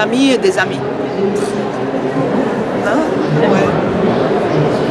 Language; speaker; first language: French; non-native, fluent; Spanish